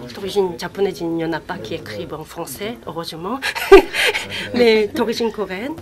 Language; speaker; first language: French; non-native, fluent; Korean